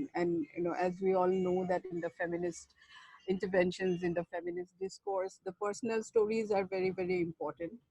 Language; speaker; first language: English; non-native, local second language; Assamese